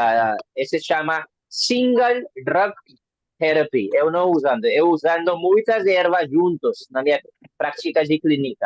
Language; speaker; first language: Portuguese; non-native, learner; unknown